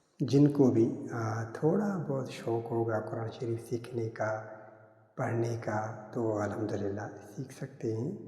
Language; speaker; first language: Urdu; non-native, local second language; Sindhi